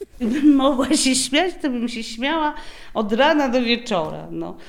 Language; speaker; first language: Polish; non-native, learner; Ukrainian